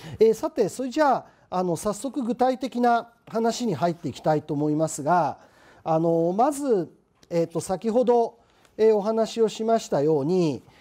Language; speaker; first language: Japanese; native; Japanese